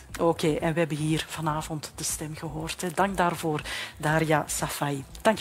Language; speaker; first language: Dutch; native; Dutch